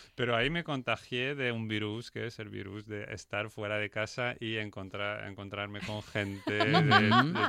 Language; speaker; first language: Spanish; non-native, fluent; French